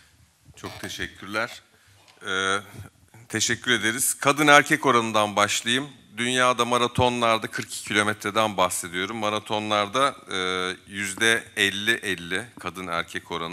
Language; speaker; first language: Turkish; native; Turkish